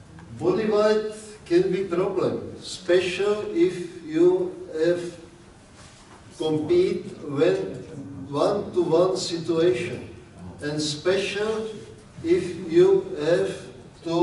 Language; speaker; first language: English; non-native, learner; Czech